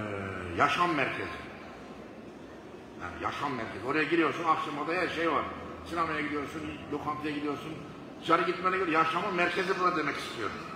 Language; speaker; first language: Turkish; native; Turkish